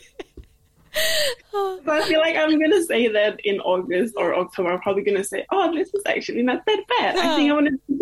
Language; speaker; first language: English; non-native, fluent; Indonesian